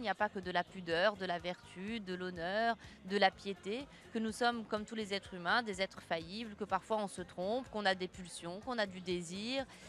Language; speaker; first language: French; native; French